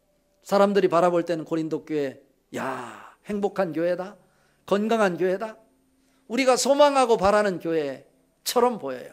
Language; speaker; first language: Korean; native; Korean